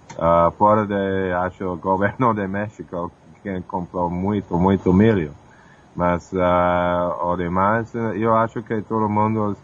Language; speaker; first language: Portuguese; non-native, fluent; English